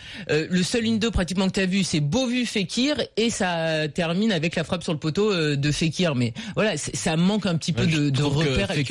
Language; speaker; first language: French; native; French